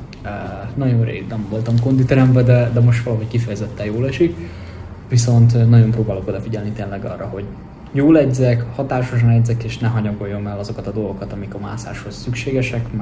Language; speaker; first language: Hungarian; native; Hungarian